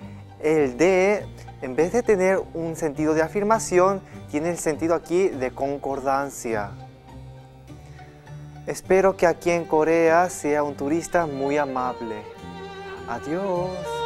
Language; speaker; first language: Spanish; non-native, fluent; Korean